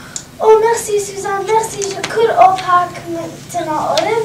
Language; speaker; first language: French; non-native, learner; English